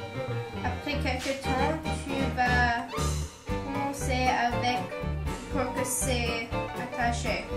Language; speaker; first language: French; non-native, learner; English